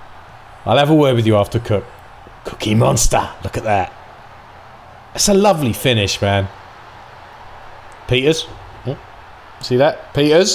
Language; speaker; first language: English; native; English